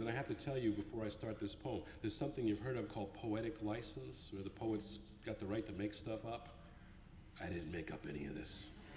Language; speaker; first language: English; native; English